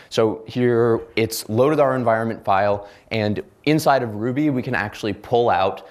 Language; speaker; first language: English; native; English